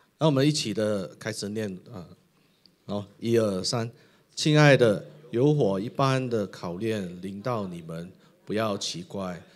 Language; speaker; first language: Chinese; native; Chinese